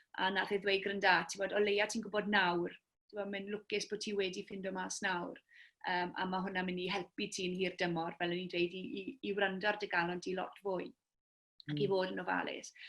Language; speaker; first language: Welsh; native; Welsh